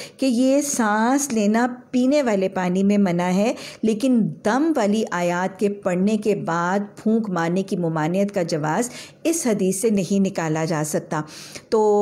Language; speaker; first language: Urdu; native; Urdu